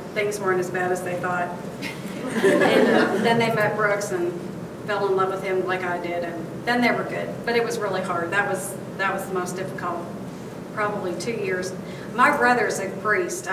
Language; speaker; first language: English; native; English